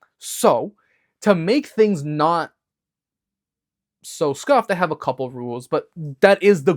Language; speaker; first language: English; native; English